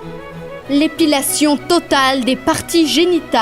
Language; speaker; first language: French; native; French